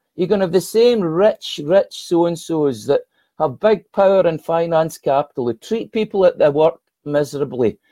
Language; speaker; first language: English; native; English